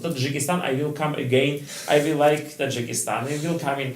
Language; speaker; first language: English; non-native, learner; Russian